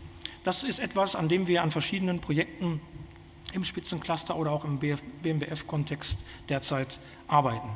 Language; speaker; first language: German; native; German